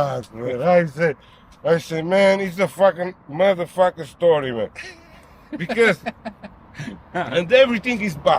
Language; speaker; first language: English; non-native, learner; Portuguese